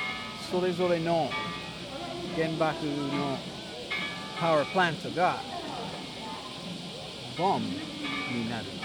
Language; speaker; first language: Japanese; non-native, fluent; English